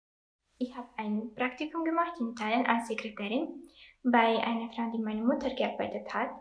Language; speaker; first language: German; non-native, learner; Italian